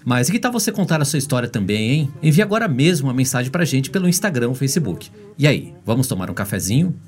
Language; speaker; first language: Portuguese; native; Portuguese